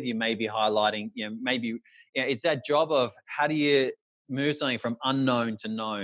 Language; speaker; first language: English; native; English